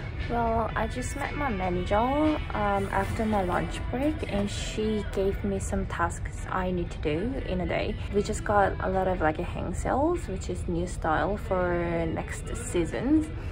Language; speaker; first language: English; non-native, fluent; Korean